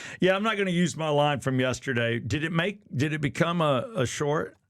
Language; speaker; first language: English; native; English